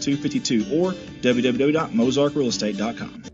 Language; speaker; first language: English; native; English